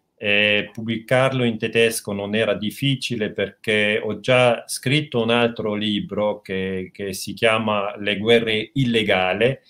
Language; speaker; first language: Italian; non-native, local second language; German